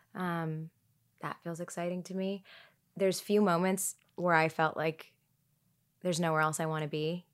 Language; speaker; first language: English; early bilingual, other home language; Tigrinya